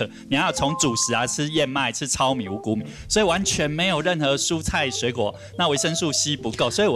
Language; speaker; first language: Chinese; native; Chinese